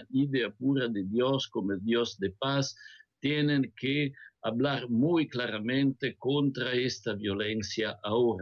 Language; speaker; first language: Spanish; non-native, fluent; Italian